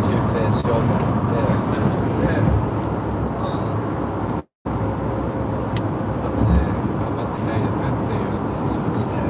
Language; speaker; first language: Japanese; native; Japanese